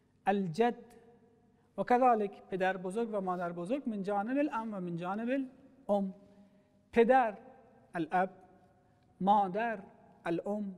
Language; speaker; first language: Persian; non-native, fluent; Arabic